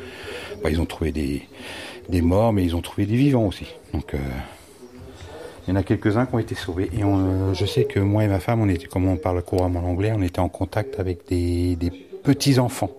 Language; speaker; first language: French; native; French